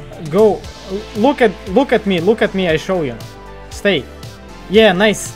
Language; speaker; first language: English; non-native, learner; Russian